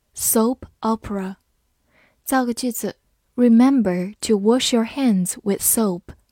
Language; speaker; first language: English; non-native, fluent; Chinese